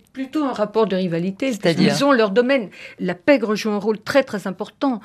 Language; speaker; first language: French; native; French